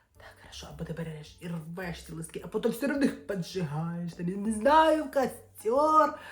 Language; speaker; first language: Ukrainian; non-native, local second language; Russian